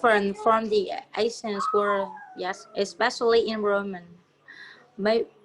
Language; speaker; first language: English; non-native, learner; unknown